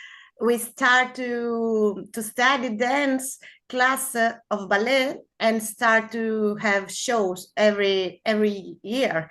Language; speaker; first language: English; non-native, learner; Spanish